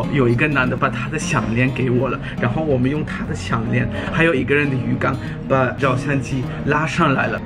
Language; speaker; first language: Chinese; non-native, fluent; German